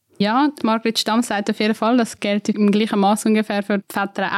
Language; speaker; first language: German; native; German